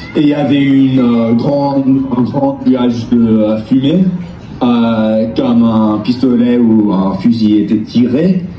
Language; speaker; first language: French; non-native, learner; English